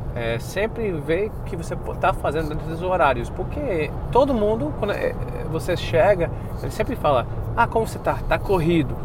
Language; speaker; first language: Portuguese; non-native, fluent; English